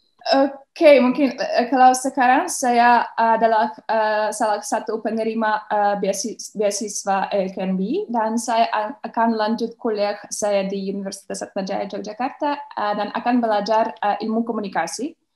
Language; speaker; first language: Indonesian; non-native, learner; Belarusian